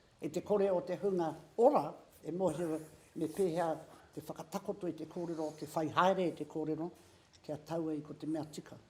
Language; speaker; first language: Māori; native; Māori